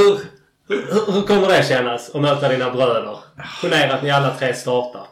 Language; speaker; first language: Swedish; native; Swedish